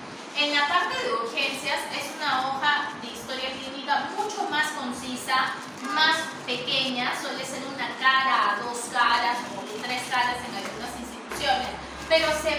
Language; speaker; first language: Spanish; native; Spanish